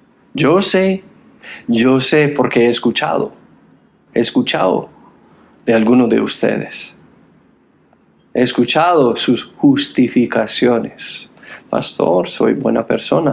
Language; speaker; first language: Spanish; non-native, fluent; English